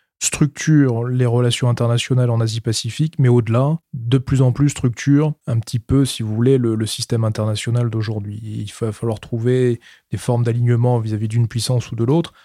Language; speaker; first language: French; native; French